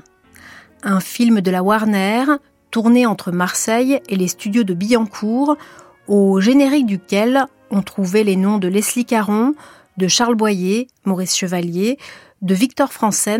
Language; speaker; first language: French; native; French